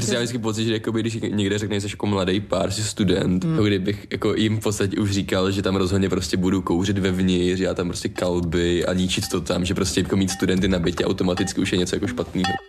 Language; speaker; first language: Czech; native; Czech